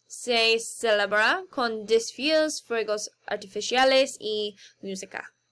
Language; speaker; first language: Spanish; non-native, learner; English